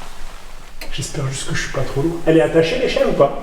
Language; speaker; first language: French; native; French